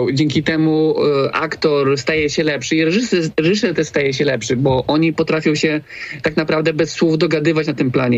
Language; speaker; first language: Polish; native; Polish